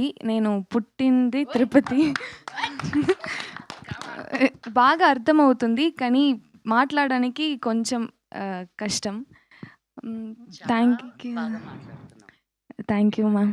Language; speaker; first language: Telugu; non-native, learner; Tamil